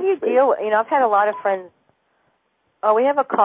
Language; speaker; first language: English; native; English